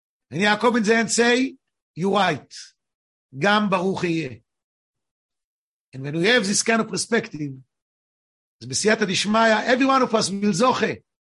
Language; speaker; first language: English; non-native, fluent; Hebrew